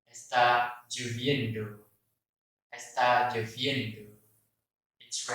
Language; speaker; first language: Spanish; non-native, learner; Indonesian